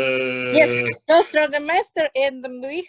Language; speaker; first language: English; non-native, learner; Russian